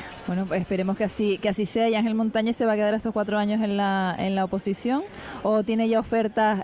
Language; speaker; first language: Spanish; native; Spanish